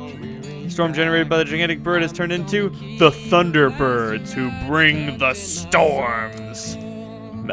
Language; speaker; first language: English; native; English